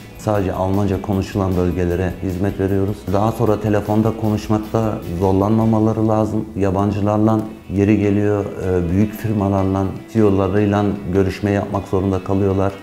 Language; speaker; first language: Turkish; early bilingual, heritage; Turkish